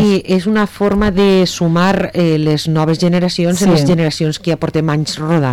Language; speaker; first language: Catalan; native; Catalan